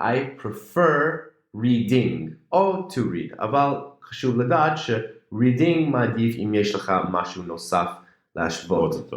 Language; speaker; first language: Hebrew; non-native, fluent; English